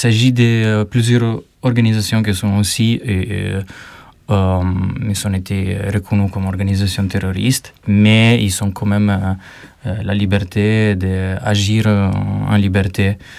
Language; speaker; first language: French; non-native, learner; Albanian